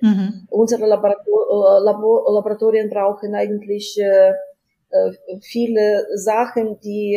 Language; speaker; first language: German; non-native, fluent; Ukrainian